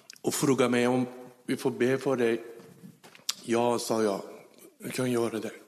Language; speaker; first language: Swedish; non-native, fluent; Persian